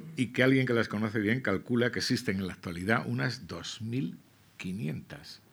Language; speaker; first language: Spanish; native; Spanish